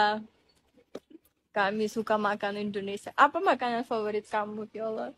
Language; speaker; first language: Indonesian; non-native, fluent; Russian